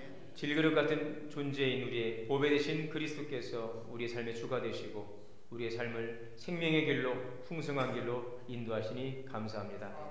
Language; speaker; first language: Korean; native; Korean